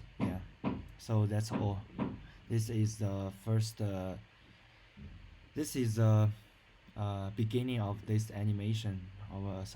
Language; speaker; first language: English; non-native, learner; Chinese